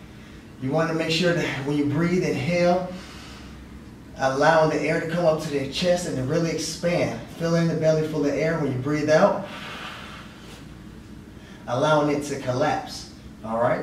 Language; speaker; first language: English; native; English